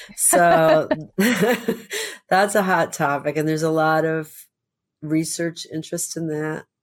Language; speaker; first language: English; native; English